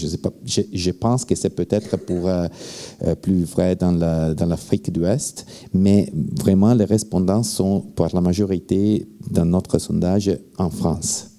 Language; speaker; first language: French; non-native, fluent; Italian